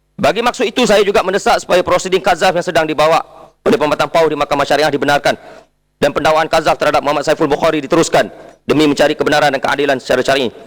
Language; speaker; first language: Malay; native; Malay